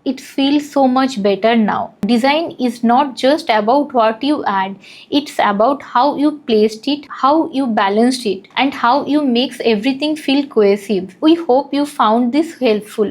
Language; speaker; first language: English; non-native, local second language; Hindi